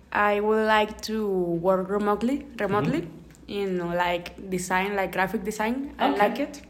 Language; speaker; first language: English; non-native, learner; Spanish